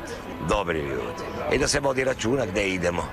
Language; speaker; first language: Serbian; non-native, learner; Italian